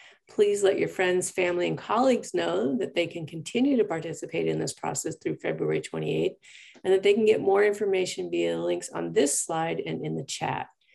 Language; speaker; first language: English; native; English